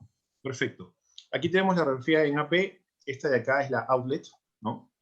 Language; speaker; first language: Spanish; native; Spanish